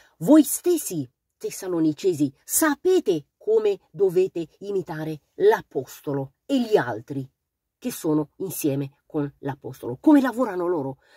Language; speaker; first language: Italian; non-native, fluent; Romanian